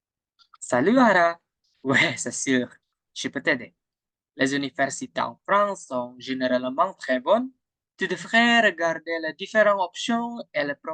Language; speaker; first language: French; non-native, learner; Indonesian